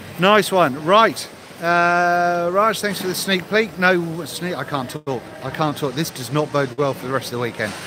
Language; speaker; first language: English; native; English